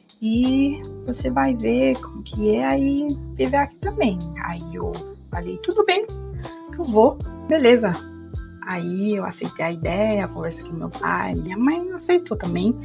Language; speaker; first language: Portuguese; non-native, fluent; Haitian Creole